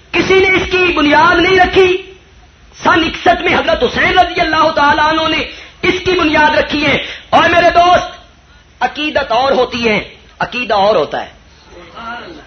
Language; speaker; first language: Urdu; non-native, local second language; Punjabi